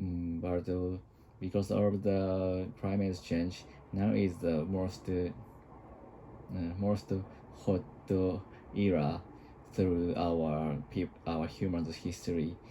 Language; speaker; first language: English; non-native, learner; Japanese